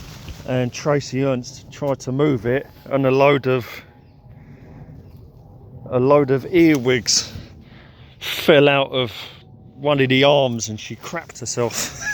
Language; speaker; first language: English; native; English